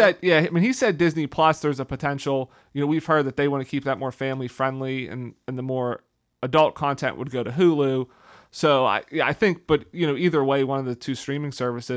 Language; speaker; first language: English; native; English